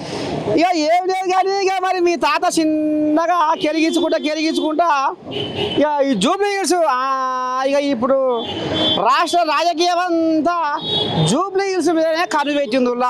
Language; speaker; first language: Telugu; native; Telugu